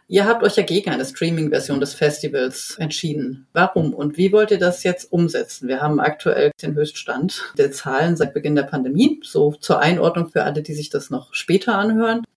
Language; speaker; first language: German; native; German